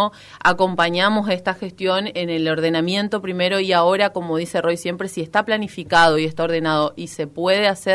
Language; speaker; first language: Spanish; native; Spanish